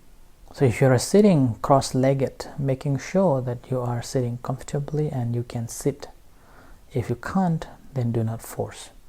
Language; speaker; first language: English; non-native, fluent; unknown